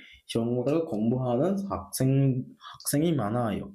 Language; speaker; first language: Korean; non-native, fluent; Sinhala